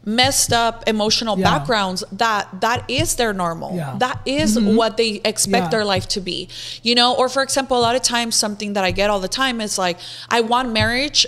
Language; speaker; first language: English; non-native, fluent; Spanish